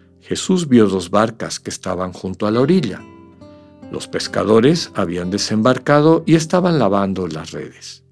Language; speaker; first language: Spanish; native; Spanish